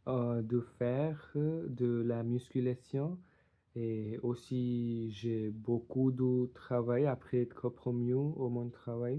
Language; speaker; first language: French; non-native, learner; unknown